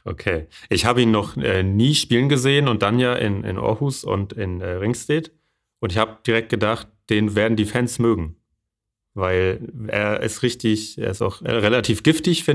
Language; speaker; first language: German; native; German